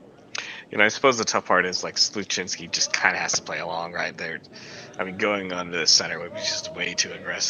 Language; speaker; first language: English; native; English